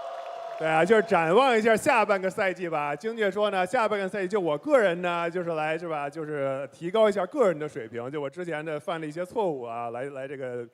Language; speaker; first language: Chinese; native; Chinese